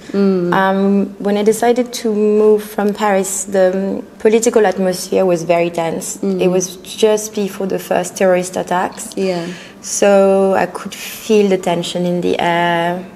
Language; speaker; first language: English; non-native, fluent; French